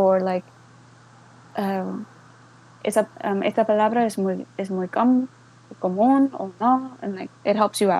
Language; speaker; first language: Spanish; non-native, learner; English